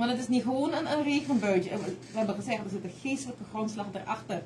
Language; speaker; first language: Dutch; native; Dutch